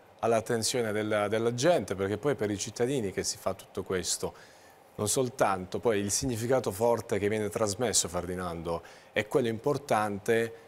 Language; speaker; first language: Italian; native; Italian